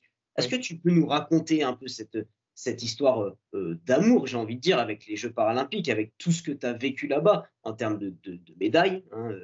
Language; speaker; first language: French; native; French